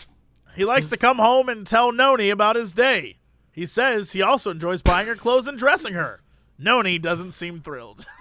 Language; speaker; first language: English; native; English